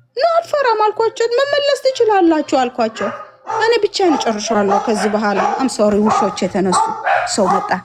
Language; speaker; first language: Amharic; non-native, fluent; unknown